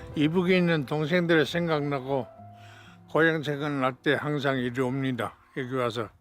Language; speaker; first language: Korean; native; Korean